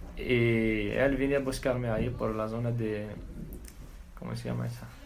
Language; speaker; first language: Spanish; non-native, learner; Arabic